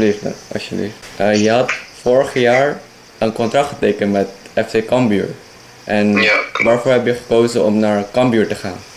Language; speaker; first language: Dutch; non-native, fluent; Indonesian